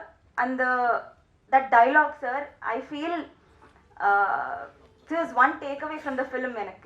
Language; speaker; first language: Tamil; non-native, learner; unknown